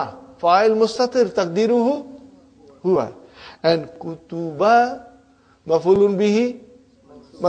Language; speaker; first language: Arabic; non-native, fluent; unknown